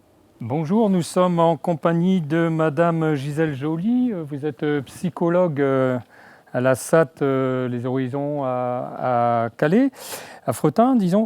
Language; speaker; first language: French; native; French